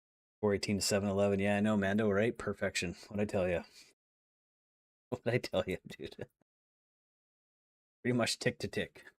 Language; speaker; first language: English; native; English